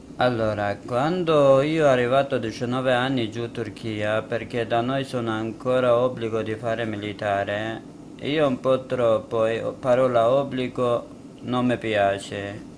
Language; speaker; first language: Italian; non-native, learner; Kurdish